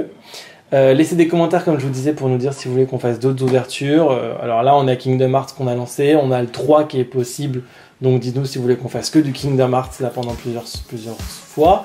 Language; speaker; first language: French; native; French